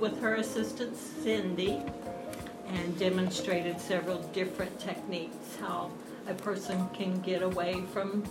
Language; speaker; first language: English; native; English